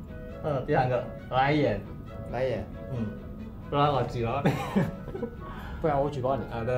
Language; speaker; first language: Chinese; non-native, learner; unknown